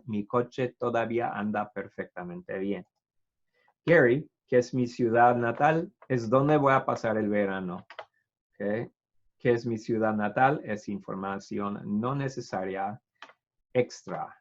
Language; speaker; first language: Spanish; non-native, fluent; English